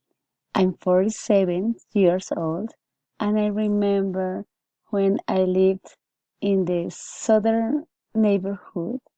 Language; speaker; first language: English; non-native, learner; Spanish